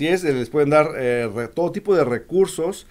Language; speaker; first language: Spanish; native; Spanish